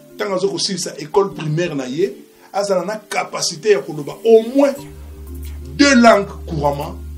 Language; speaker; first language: Lingala; non-native, local second language; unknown